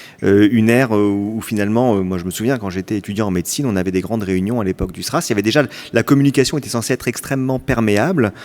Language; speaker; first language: French; native; French